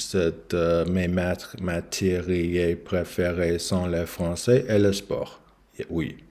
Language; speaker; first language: French; non-native, learner; English